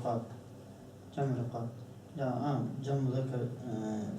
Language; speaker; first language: Arabic; non-native, learner; Chechen